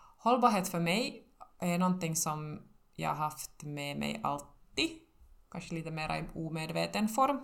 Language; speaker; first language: Swedish; native; Swedish